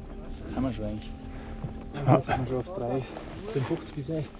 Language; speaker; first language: German; native; German